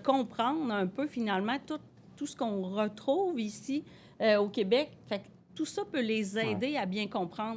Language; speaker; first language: French; native; French